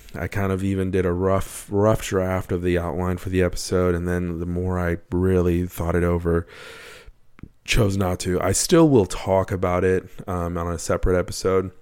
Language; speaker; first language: English; native; English